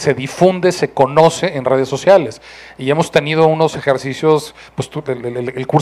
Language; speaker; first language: Spanish; native; Spanish